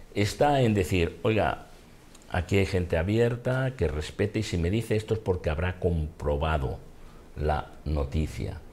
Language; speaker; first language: Spanish; non-native, local second language; Catalan